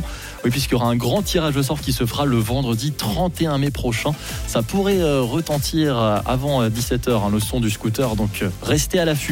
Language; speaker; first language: French; native; French